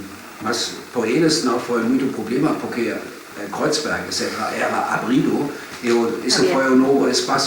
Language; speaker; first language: Portuguese; non-native, fluent; German